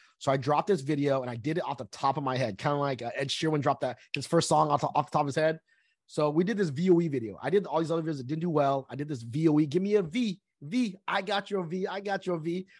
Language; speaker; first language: English; early bilingual, other home language; Vietnamese